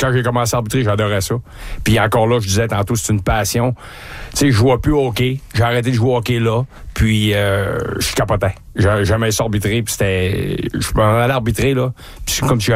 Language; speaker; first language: French; native; French